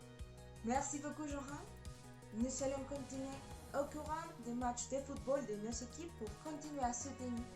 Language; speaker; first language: French; non-native, learner; Spanish